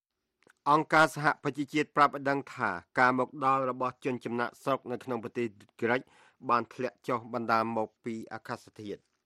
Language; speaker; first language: Khmer; native; Khmer